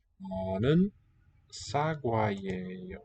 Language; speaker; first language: Korean; non-native, learner; English